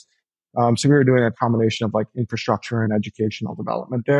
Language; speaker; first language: English; native; English